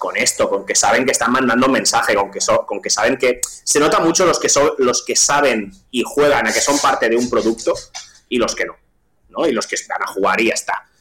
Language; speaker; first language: Spanish; non-native, local second language; Catalan